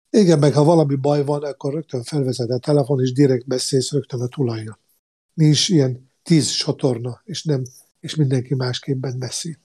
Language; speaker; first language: Hungarian; non-native, fluent; Arabic